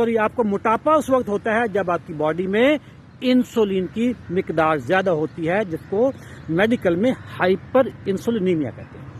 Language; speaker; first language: Urdu; native; Urdu